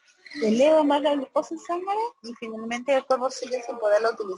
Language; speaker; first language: Spanish; native; Spanish